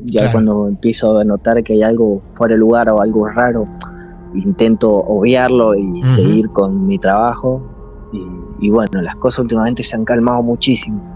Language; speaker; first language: Spanish; native; Spanish